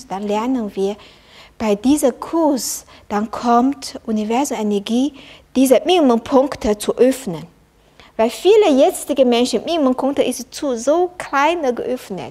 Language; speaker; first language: German; non-native, learner; Chinese